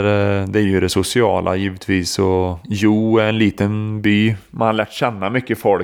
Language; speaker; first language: Swedish; native; Swedish